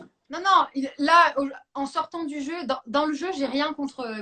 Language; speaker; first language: French; native; French